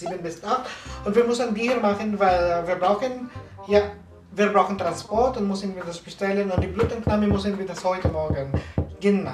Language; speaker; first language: German; non-native, learner; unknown